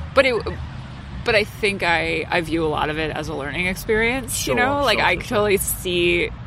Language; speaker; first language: English; native; English